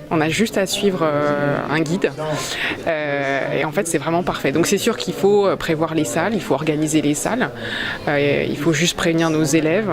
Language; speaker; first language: French; native; French